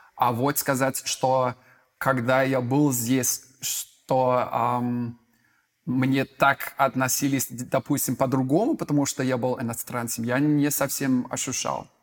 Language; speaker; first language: Russian; non-native, fluent; English